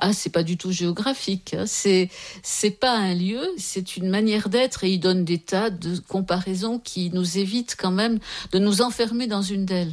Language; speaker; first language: French; native; French